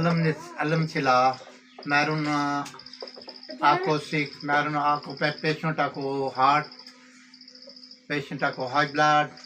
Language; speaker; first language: Filipino; non-native, learner; Punjabi